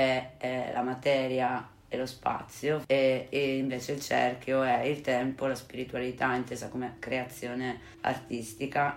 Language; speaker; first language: Italian; native; Italian